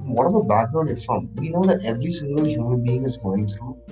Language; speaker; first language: English; non-native, local second language; Malayalam